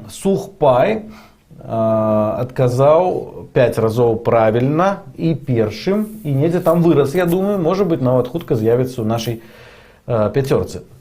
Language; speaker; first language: Belarusian; non-native, local second language; Russian